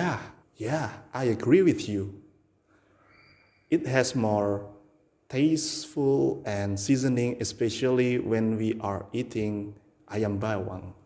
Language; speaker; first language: English; non-native, learner; Indonesian